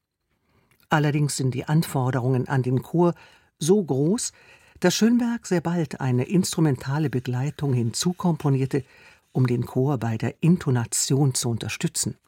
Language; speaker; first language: German; native; German